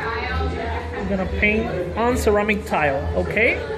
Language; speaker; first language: English; non-native, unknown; Spanish